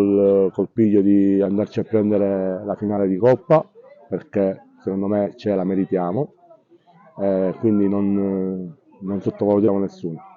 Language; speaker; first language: Italian; native; Italian